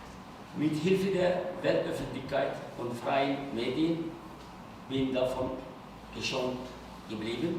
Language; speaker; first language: German; non-native, fluent; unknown